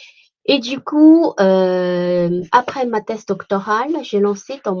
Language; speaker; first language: French; non-native, fluent; Chinese